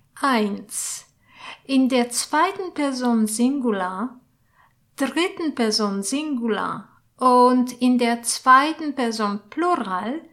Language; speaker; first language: German; non-native, fluent; Polish